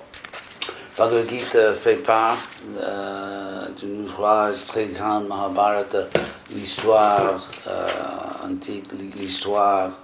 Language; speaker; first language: French; non-native, fluent; English